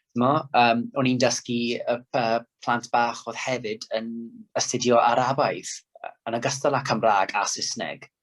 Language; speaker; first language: Welsh; non-native, local second language; English